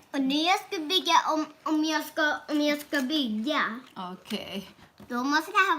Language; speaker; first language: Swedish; early bilingual, other home language; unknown